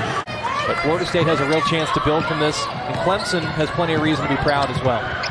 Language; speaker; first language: English; native; English